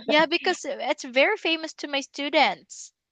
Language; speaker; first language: English; non-native, local second language; Filipino